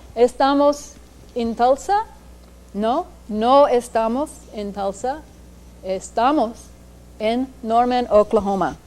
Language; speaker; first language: Spanish; non-native, learner; English